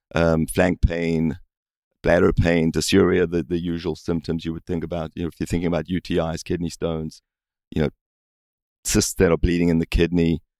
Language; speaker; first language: English; native; English